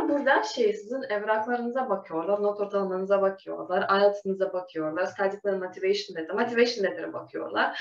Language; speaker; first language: Turkish; non-native, fluent; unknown